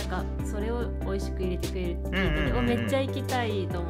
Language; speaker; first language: Japanese; native; Japanese